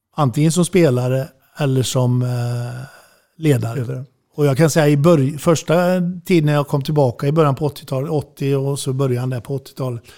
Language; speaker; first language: Swedish; native; Swedish